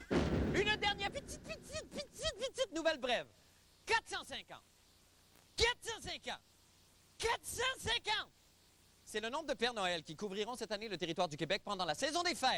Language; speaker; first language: French; native; French